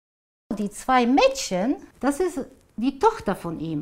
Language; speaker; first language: German; non-native, fluent; Polish